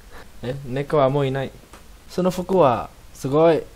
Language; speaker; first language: Japanese; non-native, learner; Indonesian